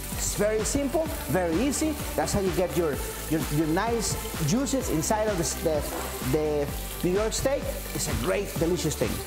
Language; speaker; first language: English; non-native, fluent; Spanish